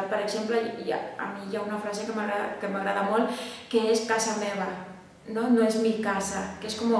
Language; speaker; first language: Catalan; non-native, fluent; Spanish